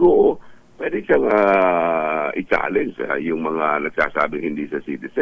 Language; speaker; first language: Filipino; native; Filipino